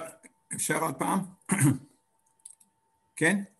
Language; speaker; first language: Hebrew; non-native, fluent; English